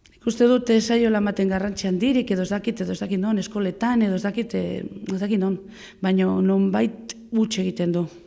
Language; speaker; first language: Basque; native; Basque